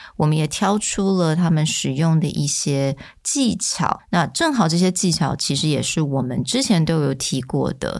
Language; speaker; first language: Chinese; native; Chinese